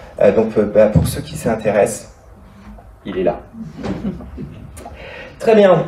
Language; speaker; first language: French; native; French